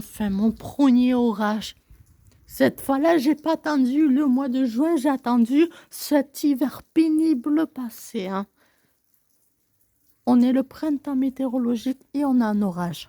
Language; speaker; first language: French; native; French